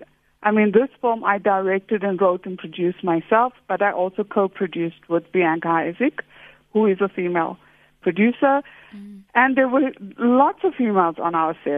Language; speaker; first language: English; native; English